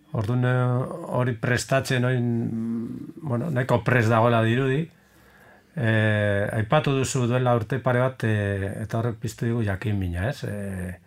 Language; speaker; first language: Basque; native; Basque